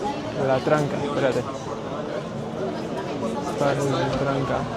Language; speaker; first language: Spanish; non-native, fluent; English